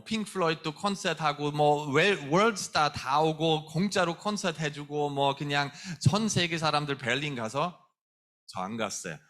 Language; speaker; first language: Korean; non-native, fluent; German